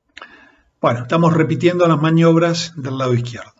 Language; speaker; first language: Spanish; native; Spanish